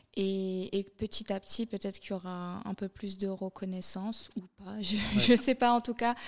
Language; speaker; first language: French; non-native, local second language; Arabic